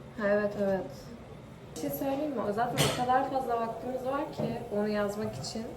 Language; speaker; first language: Turkish; early bilingual, heritage; Turkish